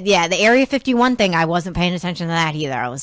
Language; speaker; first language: English; native; English